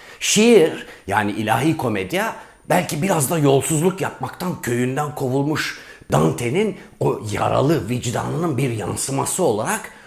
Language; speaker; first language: Turkish; native; Turkish